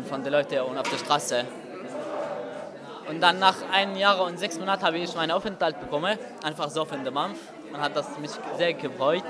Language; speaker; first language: German; non-native, learner; Arabic